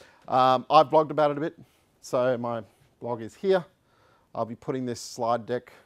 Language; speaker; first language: English; native; English